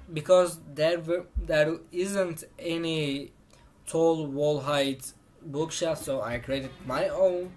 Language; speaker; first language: English; non-native, fluent; Turkish